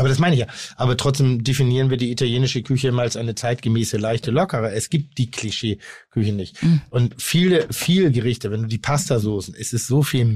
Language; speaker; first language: German; native; German